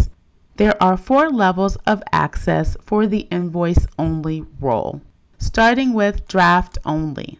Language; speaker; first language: English; native; English